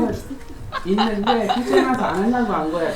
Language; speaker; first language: Korean; non-native, fluent; Malay